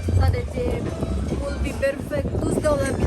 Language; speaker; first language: Turkish; non-native, learner; Indonesian